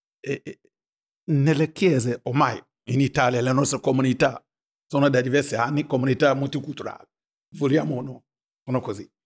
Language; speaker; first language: Italian; non-native, fluent; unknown